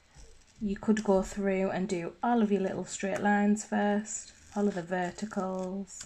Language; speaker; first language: English; native; English